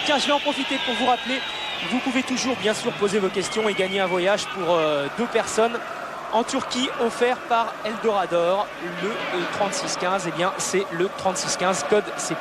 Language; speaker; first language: French; native; French